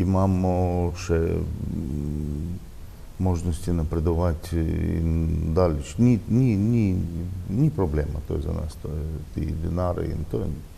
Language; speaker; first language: Slovenian; non-native, learner; Russian